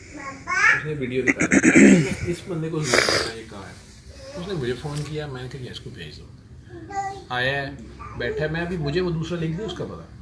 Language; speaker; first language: Urdu; non-native, local second language; Punjabi